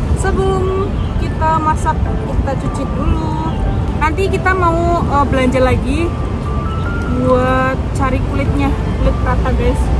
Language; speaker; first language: Indonesian; non-native, local second language; Javanese